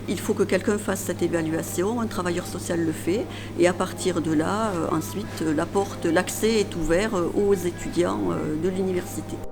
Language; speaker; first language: French; native; French